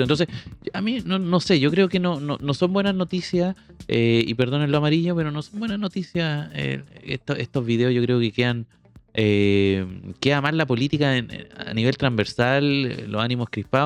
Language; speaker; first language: Spanish; native; Spanish